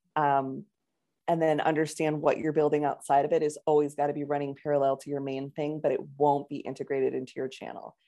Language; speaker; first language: English; native; English